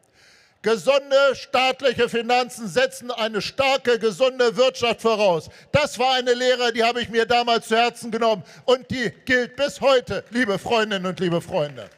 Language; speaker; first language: German; native; German